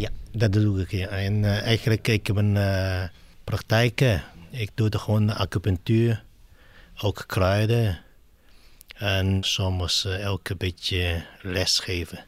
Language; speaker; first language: Dutch; non-native, learner; Chinese